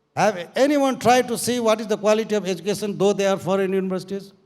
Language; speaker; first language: English; non-native, local second language; Nepali